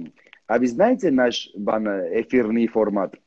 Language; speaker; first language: Russian; non-native, learner; Armenian